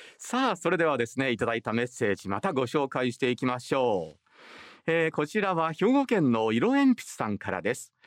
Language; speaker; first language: Japanese; native; Japanese